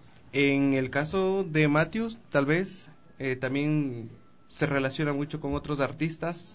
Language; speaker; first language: Spanish; native; Spanish